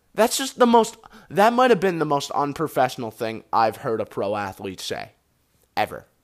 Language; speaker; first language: English; native; English